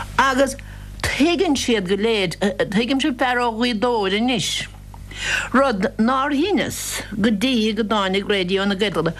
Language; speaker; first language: Irish; native; Irish